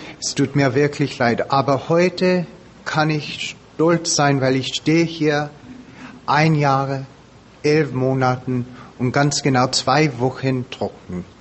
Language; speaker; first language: German; non-native, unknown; English